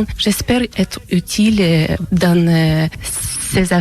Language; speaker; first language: French; non-native, fluent; Ukrainian